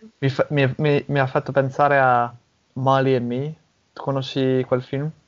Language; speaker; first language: Italian; non-native, fluent; English